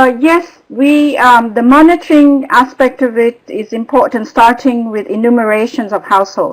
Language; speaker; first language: English; non-native, fluent; Vietnamese